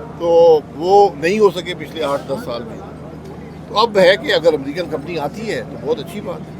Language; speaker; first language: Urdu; native; Urdu